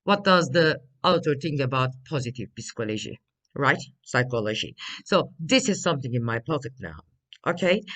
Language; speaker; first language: English; non-native, fluent; Turkish